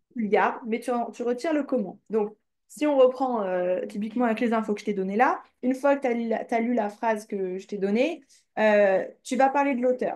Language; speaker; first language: French; native; French